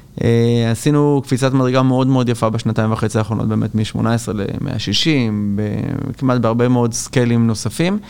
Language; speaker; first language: Hebrew; native; Hebrew